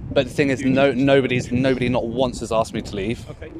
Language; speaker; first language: English; native; English